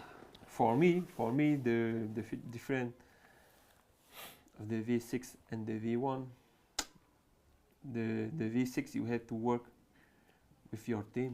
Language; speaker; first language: English; non-native, learner; French